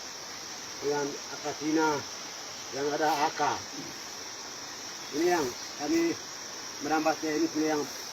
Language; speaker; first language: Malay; non-native, local second language; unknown